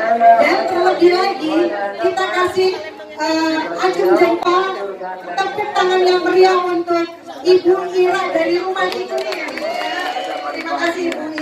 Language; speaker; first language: Indonesian; native; Indonesian